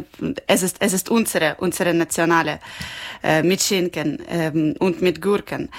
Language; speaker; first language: German; non-native, learner; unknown